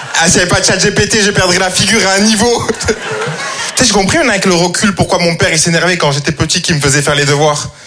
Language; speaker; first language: French; native; French